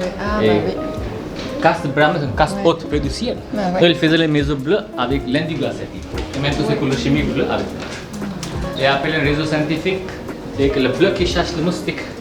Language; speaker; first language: French; non-native, learner; Hindi